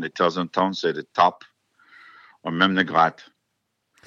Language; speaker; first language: French; non-native, fluent; English